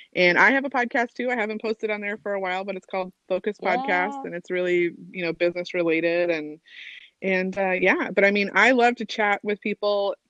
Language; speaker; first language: English; native; English